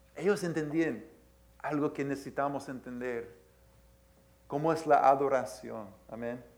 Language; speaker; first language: Spanish; early bilingual, heritage; Spanish